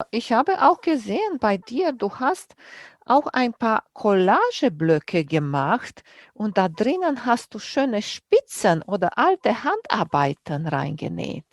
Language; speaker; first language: German; non-native, fluent; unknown